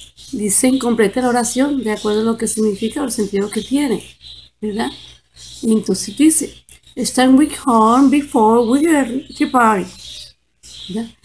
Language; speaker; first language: Spanish; native; Spanish